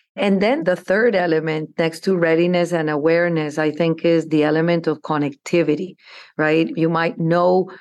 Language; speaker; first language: English; non-native, fluent; Spanish